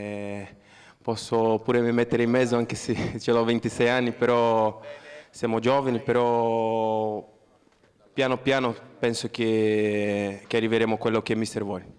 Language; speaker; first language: Italian; non-native, fluent; Portuguese